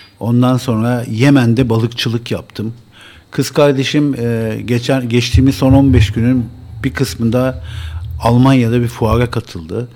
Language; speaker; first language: Turkish; native; Turkish